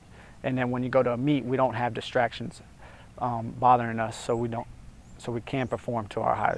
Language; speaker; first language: English; native; English